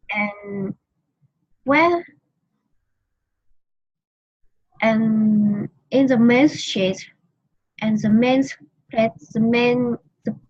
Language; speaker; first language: English; non-native, learner; Vietnamese